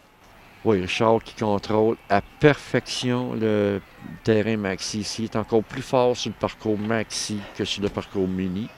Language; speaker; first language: French; native; French